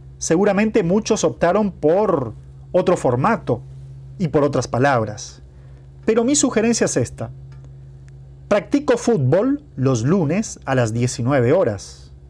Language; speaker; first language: Spanish; non-native, fluent; Portuguese